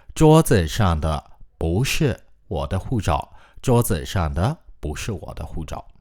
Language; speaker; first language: Chinese; non-native, fluent; Burmese